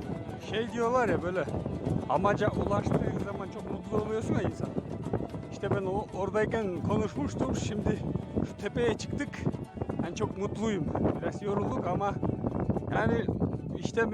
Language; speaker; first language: Turkish; non-native, fluent; Kyrgyz